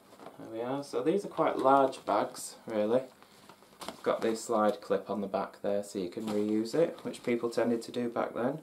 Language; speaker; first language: English; native; English